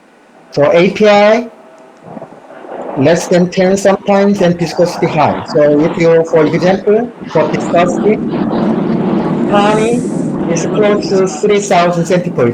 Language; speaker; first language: English; non-native, fluent; Korean